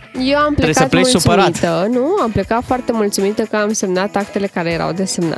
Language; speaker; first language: Romanian; native; Romanian